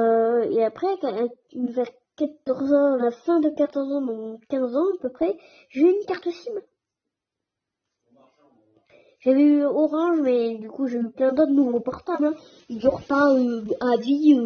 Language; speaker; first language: French; native; French